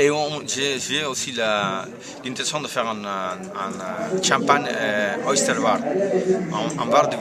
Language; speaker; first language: French; non-native, learner; Spanish